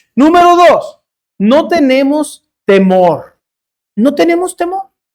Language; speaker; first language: Spanish; early bilingual, heritage; Spanish